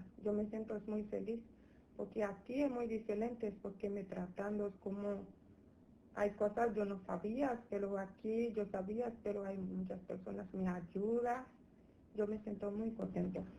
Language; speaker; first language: Spanish; non-native, learner; Haitian Creole